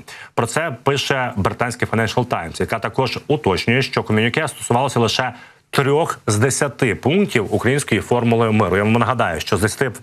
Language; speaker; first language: Ukrainian; native; Ukrainian